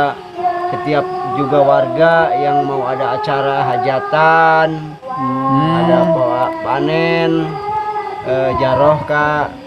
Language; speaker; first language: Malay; non-native, local second language; Sundanese